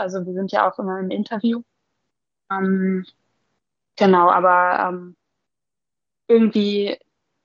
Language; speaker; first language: German; native; German